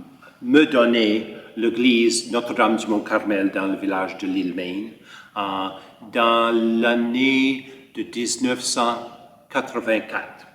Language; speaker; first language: French; early bilingual, heritage; French